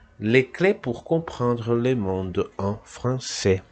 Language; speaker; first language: French; non-native, fluent; Portuguese